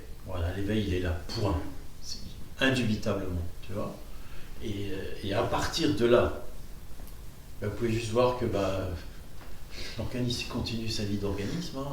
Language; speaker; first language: French; native; French